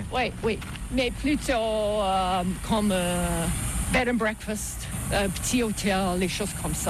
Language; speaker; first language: French; non-native, learner; English